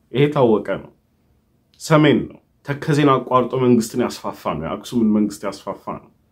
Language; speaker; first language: Amharic; native; Amharic